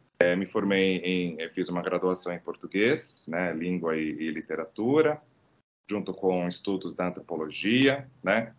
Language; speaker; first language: Portuguese; non-native, fluent; Croatian